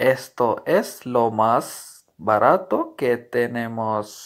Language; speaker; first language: Spanish; non-native, learner; Urdu